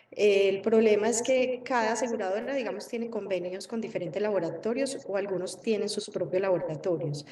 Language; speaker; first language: Spanish; native; Spanish